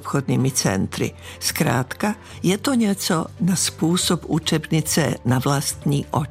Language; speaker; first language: Czech; non-native, fluent; Serbian